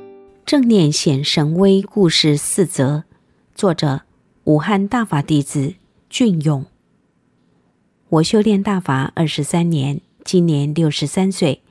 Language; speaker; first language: Chinese; native; Chinese